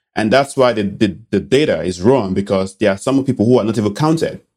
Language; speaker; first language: English; non-native, local second language; Bini